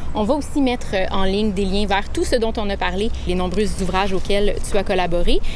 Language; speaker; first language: French; native; French